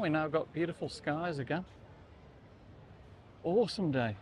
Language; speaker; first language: English; native; English